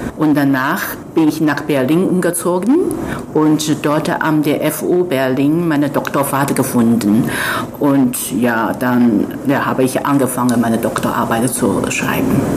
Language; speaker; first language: German; non-native, fluent; Chinese